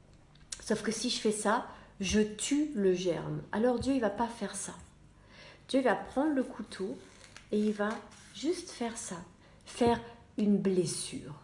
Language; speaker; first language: French; native; French